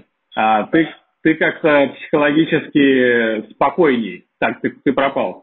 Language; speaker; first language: Russian; native; Russian